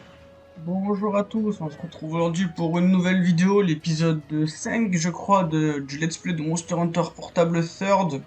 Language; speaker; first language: French; native; French